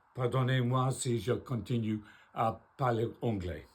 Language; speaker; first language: French; non-native, learner; English